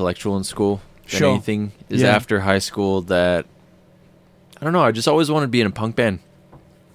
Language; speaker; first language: English; native; English